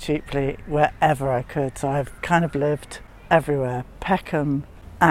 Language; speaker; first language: English; native; English